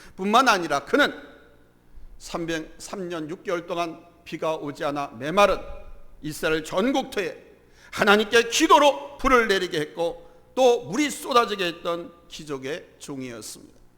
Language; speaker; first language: Korean; native; Korean